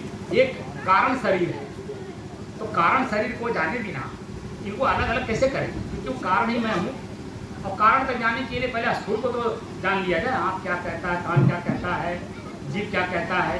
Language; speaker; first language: Hindi; native; Hindi